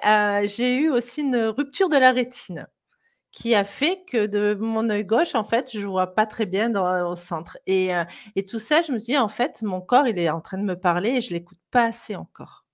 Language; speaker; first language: French; native; French